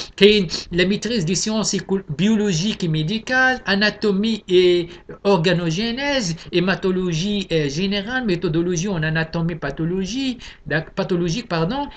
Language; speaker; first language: French; non-native, local second language; Arabic